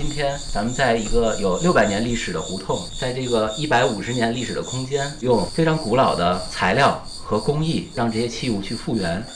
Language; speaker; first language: Chinese; native; Chinese